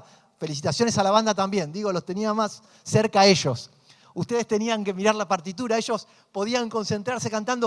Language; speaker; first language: Spanish; native; Spanish